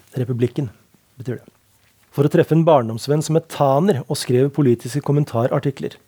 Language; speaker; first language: Norwegian; native; Norwegian